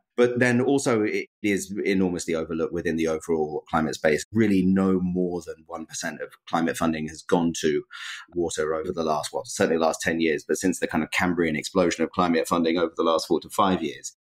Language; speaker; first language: English; native; English